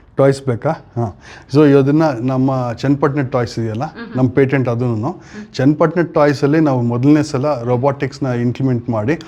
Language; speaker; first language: Kannada; native; Kannada